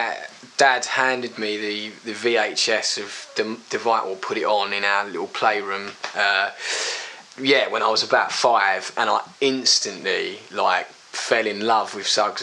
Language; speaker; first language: English; native; English